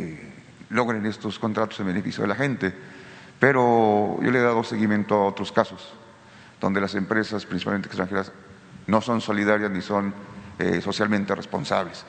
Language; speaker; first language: Spanish; native; Spanish